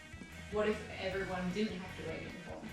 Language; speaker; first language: English; native; English